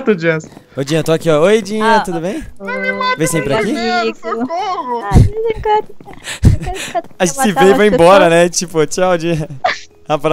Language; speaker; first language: Portuguese; native; Portuguese